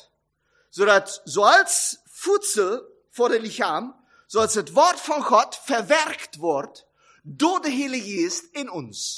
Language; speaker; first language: German; non-native, learner; Dutch